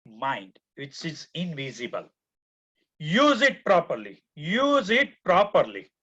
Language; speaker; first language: English; non-native, local second language; Gujarati